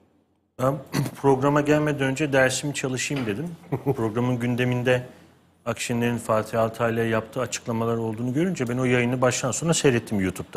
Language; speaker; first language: Turkish; native; Turkish